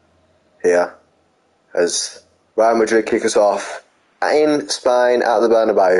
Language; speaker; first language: English; native; English